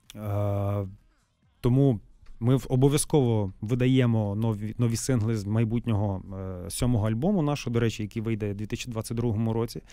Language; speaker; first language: Ukrainian; native; Ukrainian